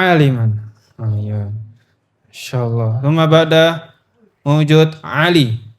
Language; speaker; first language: Arabic; non-native, learner; Indonesian